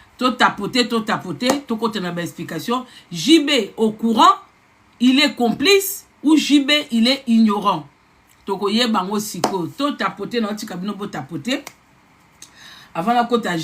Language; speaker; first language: Lingala; non-native, local second language; Kongo